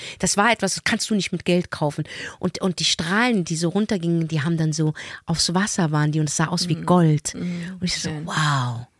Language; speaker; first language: German; early bilingual, other home language; Arabic